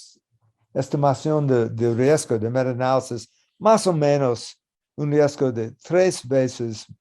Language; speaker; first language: Spanish; non-native, learner; English